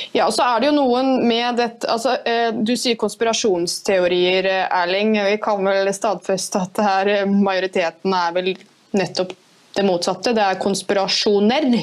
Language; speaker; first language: Norwegian; native; Norwegian